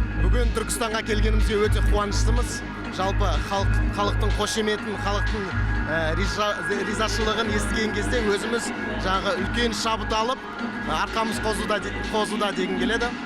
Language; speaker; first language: Kazakh; native; Kazakh